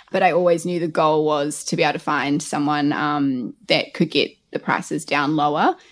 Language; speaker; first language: English; native; English